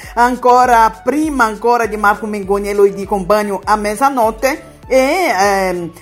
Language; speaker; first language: Italian; non-native, fluent; Portuguese